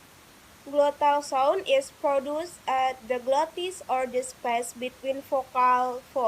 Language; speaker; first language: English; non-native, learner; Indonesian